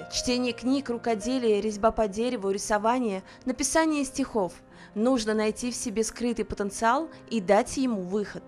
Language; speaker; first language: Russian; native; Russian